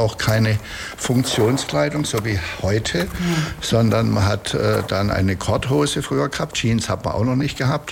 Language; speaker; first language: German; native; German